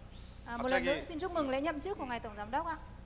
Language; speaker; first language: Vietnamese; native; Vietnamese